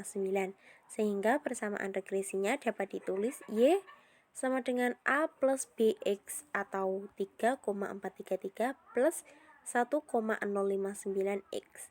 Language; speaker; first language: Indonesian; native; Indonesian